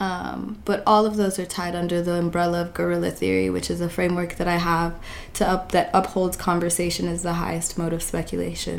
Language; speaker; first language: English; native; English